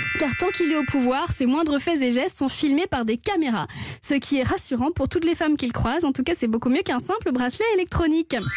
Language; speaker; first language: French; native; French